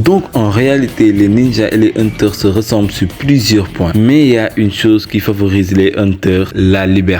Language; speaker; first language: French; native; French